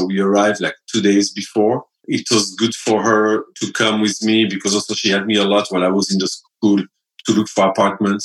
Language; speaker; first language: English; non-native, fluent; French